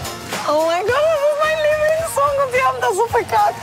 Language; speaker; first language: German; non-native, learner; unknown